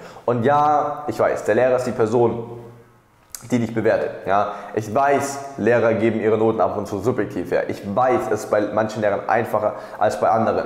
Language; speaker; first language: German; native; German